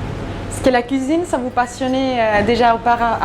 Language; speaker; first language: French; native; French